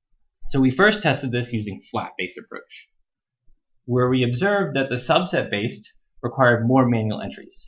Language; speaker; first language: English; native; English